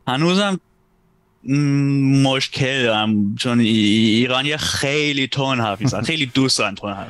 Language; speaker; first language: Persian; non-native, fluent; German